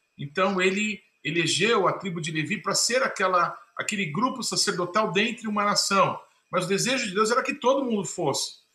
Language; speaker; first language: Portuguese; native; Portuguese